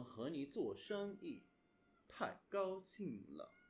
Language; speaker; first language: Chinese; non-native, learner; English